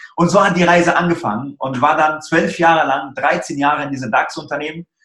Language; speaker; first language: German; early bilingual, other home language; Persian